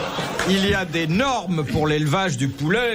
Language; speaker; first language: French; native; French